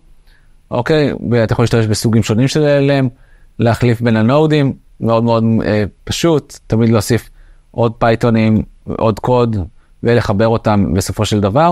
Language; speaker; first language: Hebrew; native; Hebrew